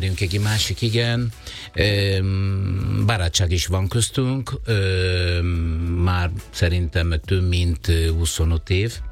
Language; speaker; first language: Hungarian; non-native, fluent; Italian